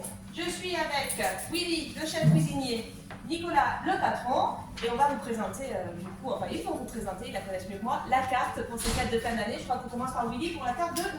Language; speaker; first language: French; native; French